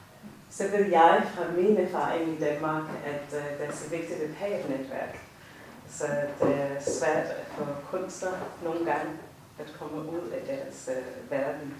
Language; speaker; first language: Danish; non-native, fluent; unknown